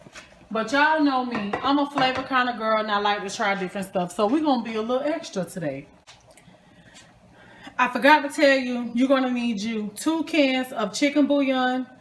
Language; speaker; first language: English; native; English